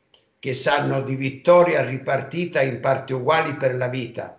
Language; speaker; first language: Italian; native; Italian